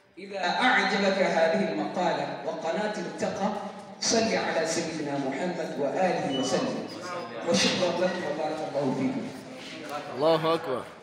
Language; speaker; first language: Arabic; non-native, learner; Hausa